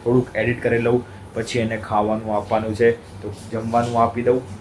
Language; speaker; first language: Gujarati; early bilingual, other home language; Hindi